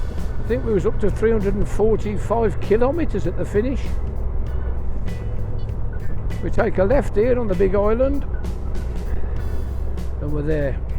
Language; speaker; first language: English; native; English